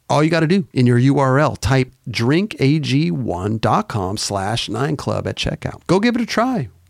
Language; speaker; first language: English; native; English